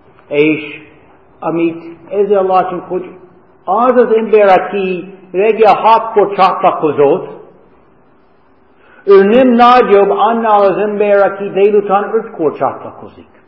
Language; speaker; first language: Hungarian; non-native, fluent; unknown